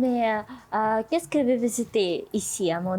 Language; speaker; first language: French; non-native, learner; Russian